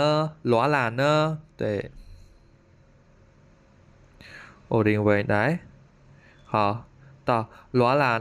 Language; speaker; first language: Chinese; non-native, fluent; Khmer